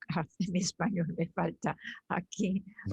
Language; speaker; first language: Spanish; early bilingual, other home language; German